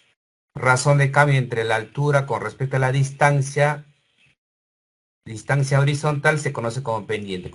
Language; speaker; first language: Spanish; native; Spanish